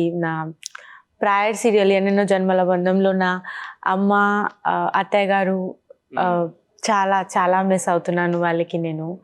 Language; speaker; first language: Telugu; non-native, local second language; Bangla